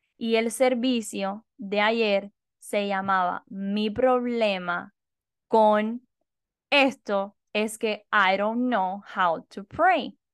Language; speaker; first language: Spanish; native; Spanish